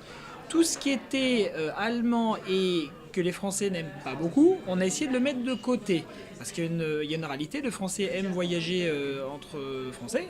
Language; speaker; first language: French; native; French